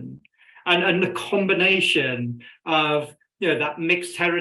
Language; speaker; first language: English; native; English